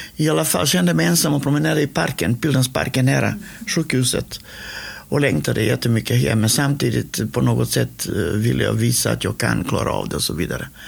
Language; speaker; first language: Swedish; non-native, fluent; Macedonian